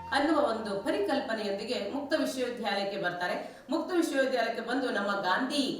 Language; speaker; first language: Kannada; native; Kannada